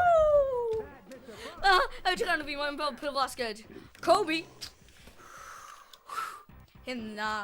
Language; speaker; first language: Welsh; non-native, local second language; English